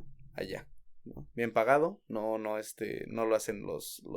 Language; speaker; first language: Spanish; native; Spanish